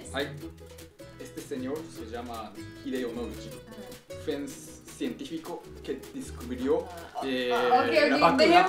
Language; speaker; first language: Spanish; non-native, fluent; Japanese